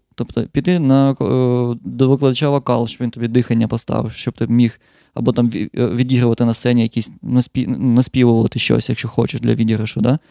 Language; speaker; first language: Ukrainian; non-native, local second language; Russian